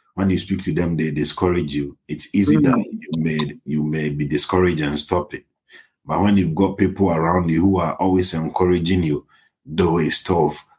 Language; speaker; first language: English; non-native, local second language; Akan